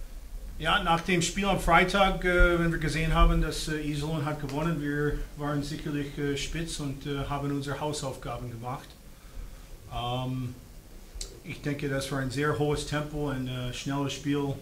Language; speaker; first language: German; non-native, fluent; English